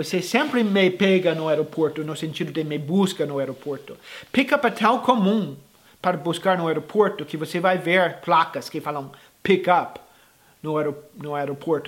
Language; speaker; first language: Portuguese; non-native, fluent; English